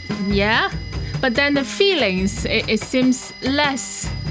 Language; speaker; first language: English; non-native, fluent; Chinese